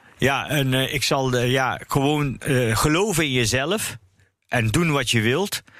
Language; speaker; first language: Dutch; early bilingual, other home language; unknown